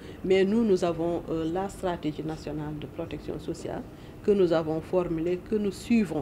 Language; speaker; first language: French; non-native, local second language; Wolof